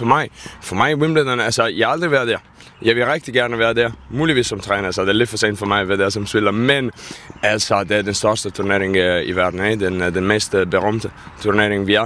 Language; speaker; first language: Danish; non-native, fluent; Italian